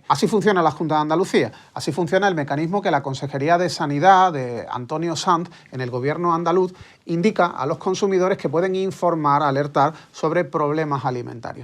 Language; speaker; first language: Spanish; native; Spanish